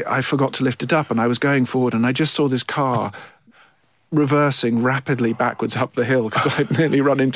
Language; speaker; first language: English; native; English